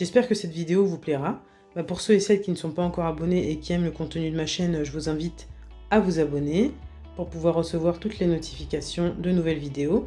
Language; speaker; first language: French; native; French